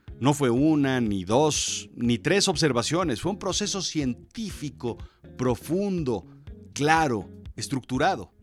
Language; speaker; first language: Spanish; native; Spanish